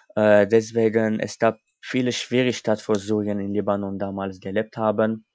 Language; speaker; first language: German; non-native, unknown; Armenian